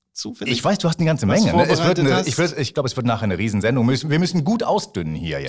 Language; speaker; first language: German; native; German